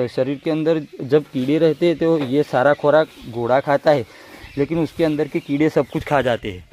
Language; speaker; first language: Hindi; non-native, local second language; Gujarati